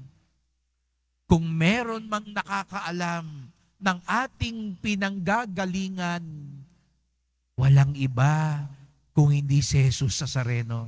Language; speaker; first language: Filipino; native; Filipino